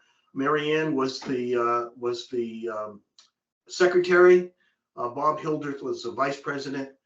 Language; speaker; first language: English; native; English